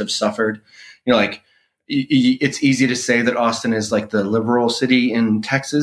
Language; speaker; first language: English; native; English